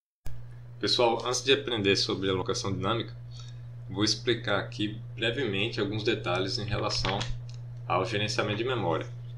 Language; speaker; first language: Portuguese; native; Portuguese